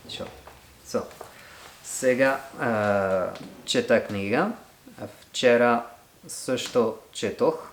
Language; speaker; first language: Bulgarian; non-native, learner; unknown